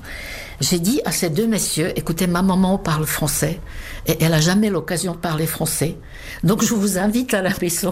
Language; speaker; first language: French; non-native, fluent; Czech